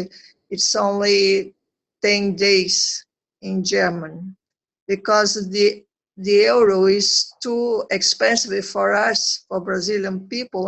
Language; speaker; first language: English; non-native, learner; Portuguese